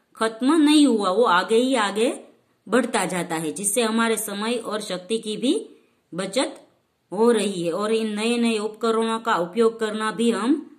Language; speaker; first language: Hindi; non-native, local second language; Gujarati